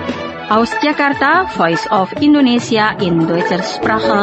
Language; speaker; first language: German; non-native, fluent; Indonesian